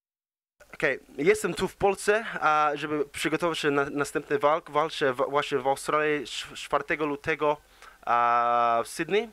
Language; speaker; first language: Polish; early bilingual, heritage; English